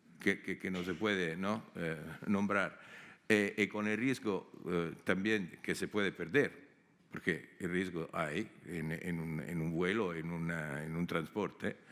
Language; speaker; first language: Spanish; non-native, fluent; Italian